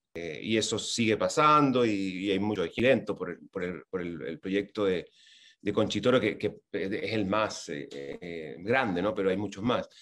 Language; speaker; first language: Spanish; native; Spanish